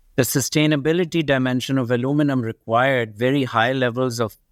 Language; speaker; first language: English; non-native, local second language; Urdu